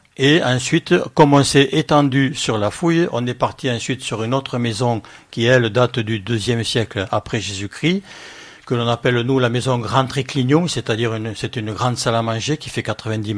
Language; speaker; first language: French; native; French